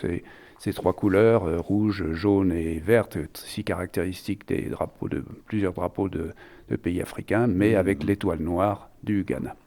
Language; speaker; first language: French; native; French